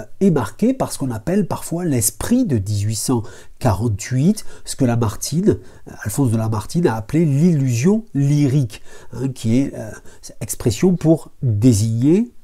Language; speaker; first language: French; native; French